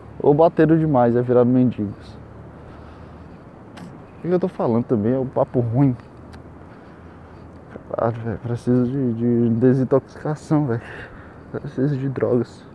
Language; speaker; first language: Portuguese; native; Portuguese